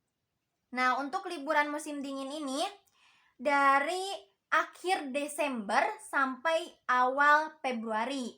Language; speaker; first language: Indonesian; native; Indonesian